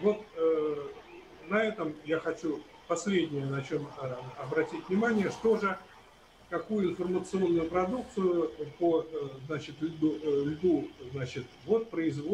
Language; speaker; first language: Russian; native; Russian